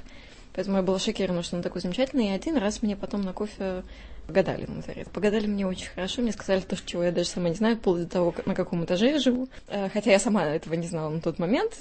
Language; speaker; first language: Russian; native; Russian